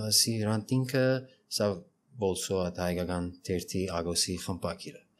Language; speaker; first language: Armenian; early bilingual, heritage; Armenian